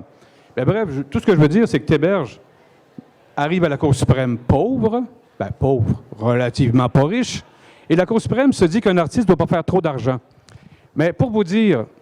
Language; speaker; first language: French; native; French